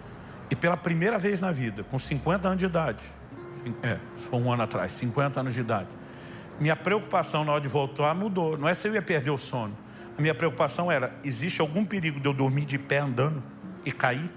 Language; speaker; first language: Portuguese; native; Portuguese